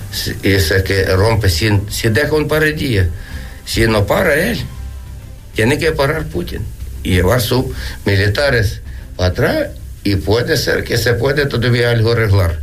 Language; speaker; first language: Spanish; non-native, learner; Ukrainian